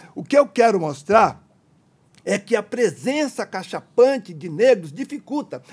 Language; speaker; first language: Portuguese; native; Portuguese